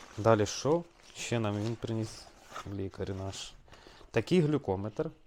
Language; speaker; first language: Ukrainian; non-native, local second language; Russian